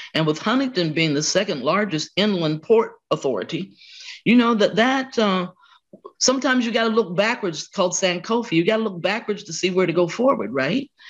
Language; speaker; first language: English; native; English